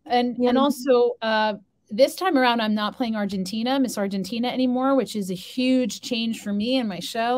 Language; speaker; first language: English; native; English